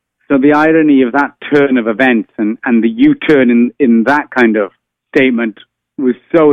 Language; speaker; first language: English; native; English